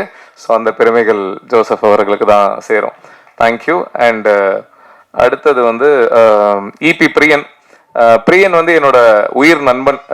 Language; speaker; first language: Tamil; native; Tamil